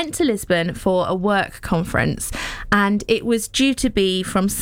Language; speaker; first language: English; native; English